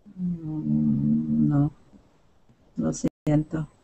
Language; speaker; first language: Spanish; non-native, learner; English